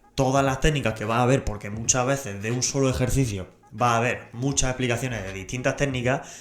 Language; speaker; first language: Spanish; native; Spanish